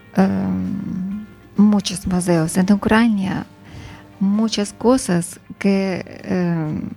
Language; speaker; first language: Spanish; non-native, learner; Ukrainian